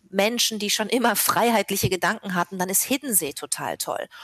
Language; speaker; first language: German; native; German